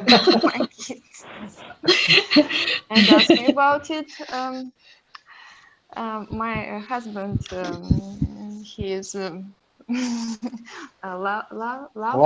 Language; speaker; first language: English; non-native, learner; Russian